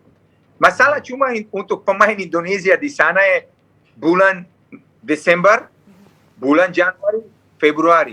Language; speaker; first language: Indonesian; non-native, fluent; Serbian